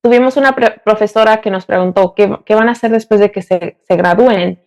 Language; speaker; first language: Spanish; early bilingual, heritage; Spanish